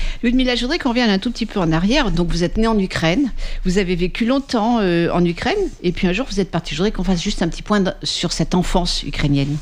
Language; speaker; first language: French; native; French